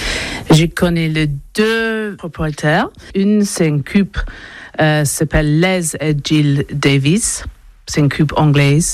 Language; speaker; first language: French; non-native, learner; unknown